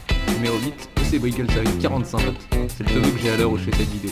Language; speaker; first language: French; native; French